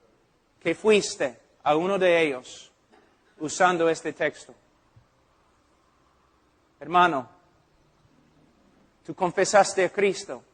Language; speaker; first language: Spanish; non-native, fluent; English